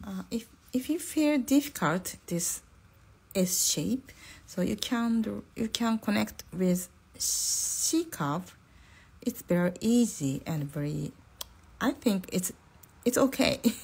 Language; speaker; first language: English; non-native, learner; Japanese